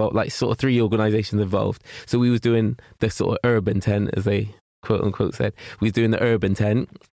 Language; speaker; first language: English; native; English